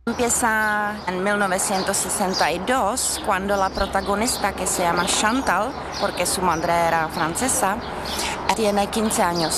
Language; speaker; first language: Spanish; non-native, fluent; Czech